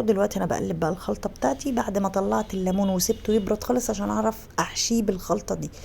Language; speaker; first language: Arabic; native; Arabic